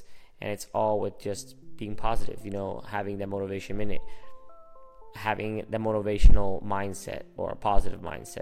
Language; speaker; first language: English; early bilingual, other home language; Spanish